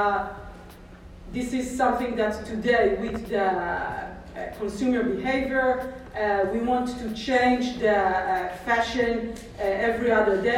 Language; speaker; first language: English; non-native, fluent; Hebrew